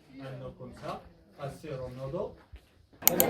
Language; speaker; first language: French; non-native, learner; Korean